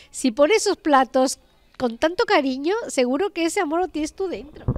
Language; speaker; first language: Spanish; native; Spanish